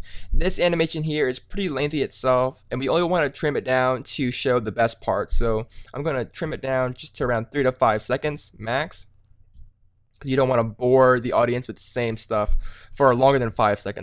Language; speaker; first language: English; native; English